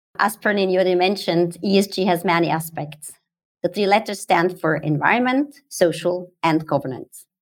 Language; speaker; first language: English; non-native, fluent; German